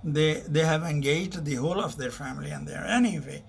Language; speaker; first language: English; non-native, local second language; Urdu